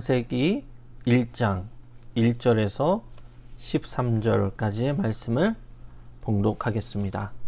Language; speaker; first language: Korean; native; Korean